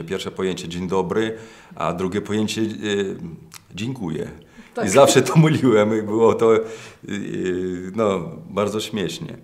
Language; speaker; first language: Polish; non-native, fluent; Russian